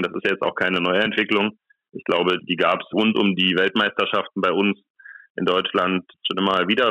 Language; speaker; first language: German; native; German